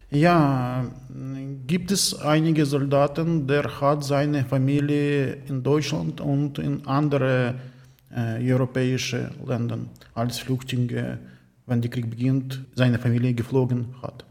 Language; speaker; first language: German; non-native, learner; Ukrainian